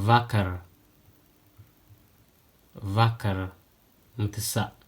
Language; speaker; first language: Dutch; non-native, fluent; Tigrinya